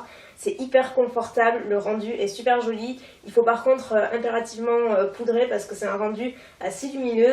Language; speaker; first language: French; native; French